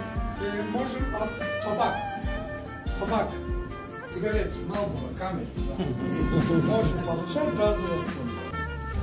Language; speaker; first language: Russian; non-native, learner; Turkish